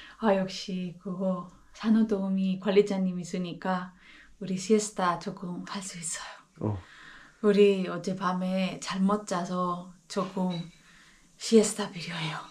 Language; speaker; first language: Korean; non-native, learner; Spanish